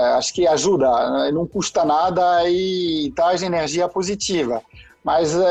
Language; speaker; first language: Portuguese; non-native, fluent; French